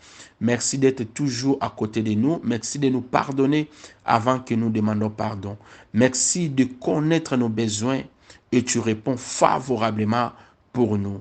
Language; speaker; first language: French; non-native, local second language; Lingala